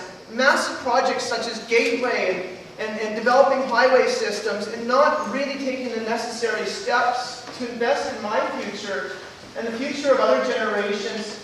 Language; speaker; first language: English; native; English